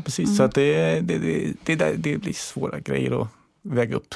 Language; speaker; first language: Swedish; native; Swedish